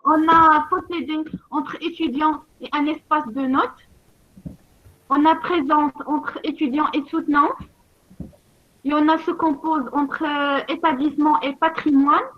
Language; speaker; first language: French; non-native, local second language; Arabic